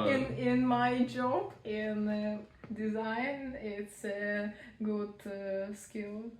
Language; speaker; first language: English; non-native, learner; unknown